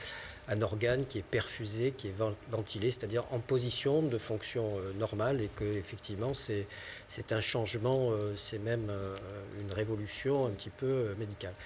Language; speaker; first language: French; native; French